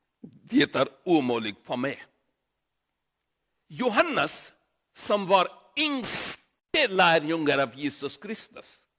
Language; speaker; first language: Swedish; non-native, learner; Urdu